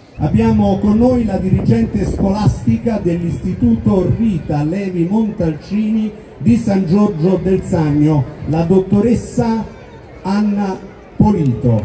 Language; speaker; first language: Italian; native; Italian